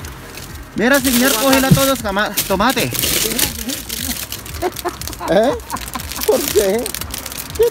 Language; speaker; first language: Spanish; non-native, learner; Filipino